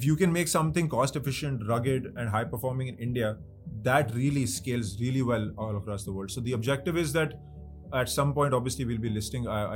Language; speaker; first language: English; non-native, local second language; Hindi